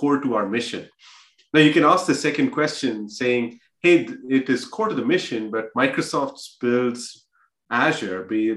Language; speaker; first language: English; non-native, local second language; Hindi